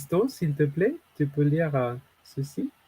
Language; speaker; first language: French; non-native, fluent; Spanish